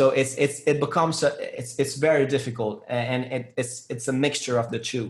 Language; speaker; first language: English; non-native, fluent; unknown